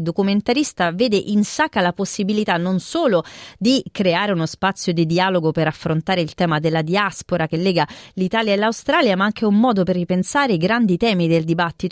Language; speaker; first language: Italian; native; Italian